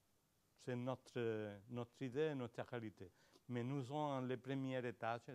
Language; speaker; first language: French; non-native, learner; Spanish